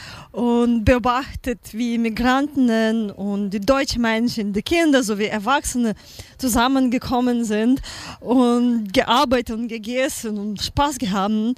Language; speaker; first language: German; non-native, learner; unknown